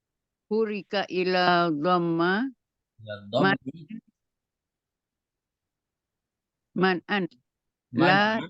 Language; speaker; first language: Arabic; non-native, learner; Indonesian